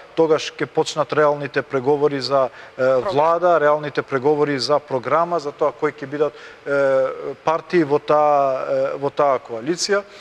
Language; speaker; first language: Macedonian; non-native, local second language; Albanian